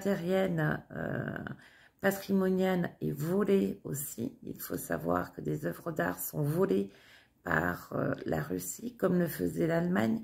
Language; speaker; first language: French; native; French